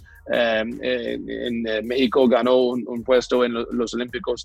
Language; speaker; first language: Spanish; non-native, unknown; English